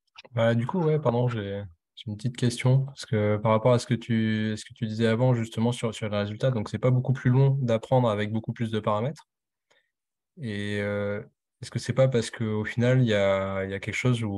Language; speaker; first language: French; native; French